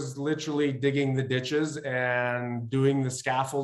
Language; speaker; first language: English; native; English